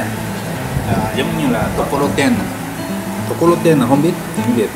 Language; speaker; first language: Vietnamese; non-native, learner; Japanese